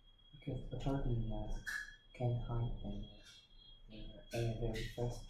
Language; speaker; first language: English; non-native, learner; Vietnamese